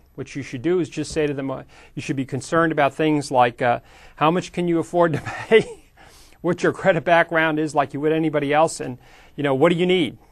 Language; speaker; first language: English; native; English